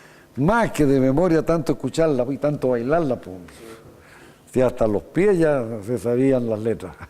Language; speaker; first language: Spanish; native; Spanish